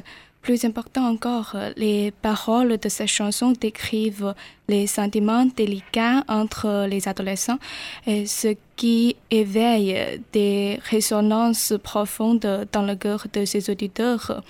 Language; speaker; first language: French; non-native, learner; Chinese